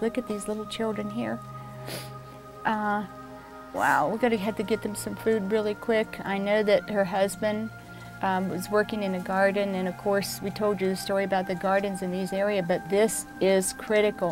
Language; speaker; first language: English; native; English